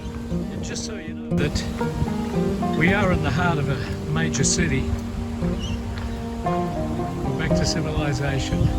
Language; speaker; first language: English; native; English